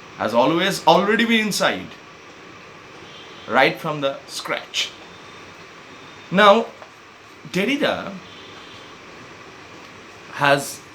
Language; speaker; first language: English; non-native, local second language; Bangla